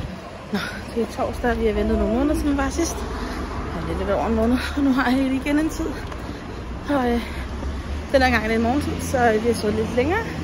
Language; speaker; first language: Danish; native; Danish